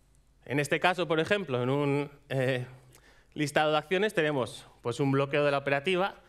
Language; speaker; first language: Spanish; native; Spanish